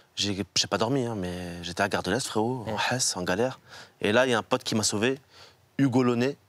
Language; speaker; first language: French; native; French